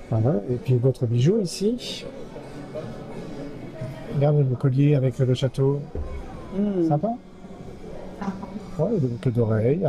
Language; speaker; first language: French; native; French